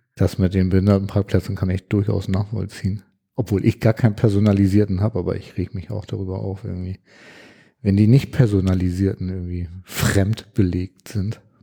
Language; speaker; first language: German; native; German